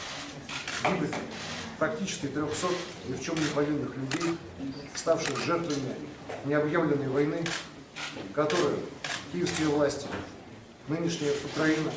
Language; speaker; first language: Russian; native; Russian